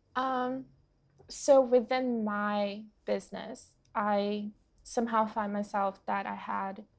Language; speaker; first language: English; early bilingual, other home language; Portuguese